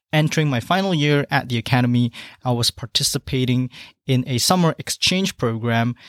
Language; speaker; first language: English; non-native, local second language; Chinese